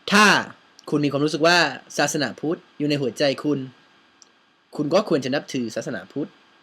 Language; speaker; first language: Thai; non-native, fluent; English